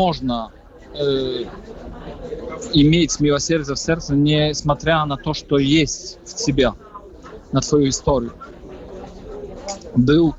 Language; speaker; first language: Russian; non-native, fluent; Polish